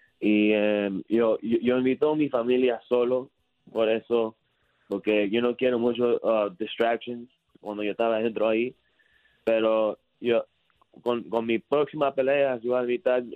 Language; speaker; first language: Spanish; early bilingual, heritage; English